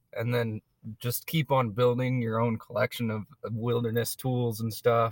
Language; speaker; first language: English; native; English